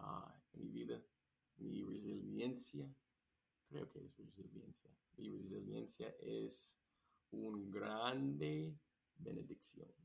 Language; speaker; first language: Spanish; non-native, learner; English